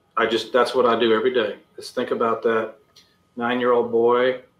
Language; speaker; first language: English; native; English